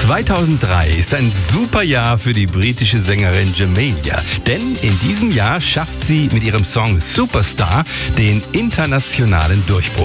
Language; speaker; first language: German; native; German